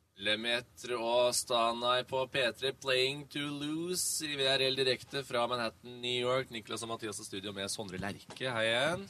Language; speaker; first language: Norwegian; native; Norwegian